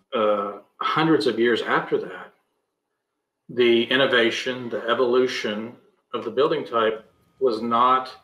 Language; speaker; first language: English; native; English